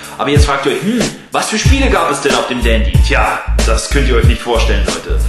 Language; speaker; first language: German; early bilingual, other home language; Russian